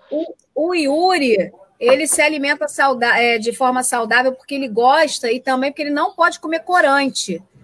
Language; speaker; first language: Portuguese; native; Portuguese